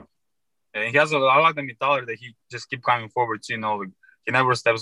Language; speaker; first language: English; non-native, fluent; Uzbek